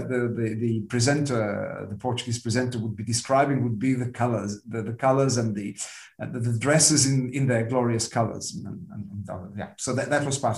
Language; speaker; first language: English; non-native, fluent; Portuguese